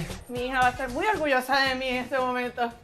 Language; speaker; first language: Spanish; native; Spanish